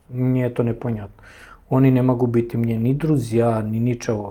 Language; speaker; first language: Russian; non-native, fluent; Serbian